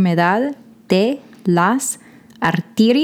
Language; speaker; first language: Spanish; non-native, learner; English